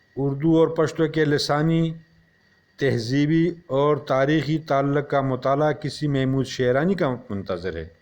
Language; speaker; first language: Urdu; non-native, local second language; Pashto